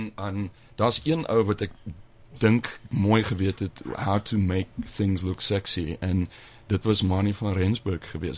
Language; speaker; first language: English; non-native, fluent; German